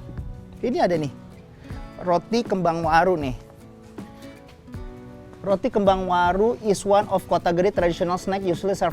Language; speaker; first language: Indonesian; native; Indonesian